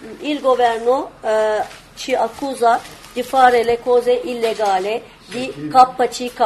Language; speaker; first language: Italian; non-native, learner; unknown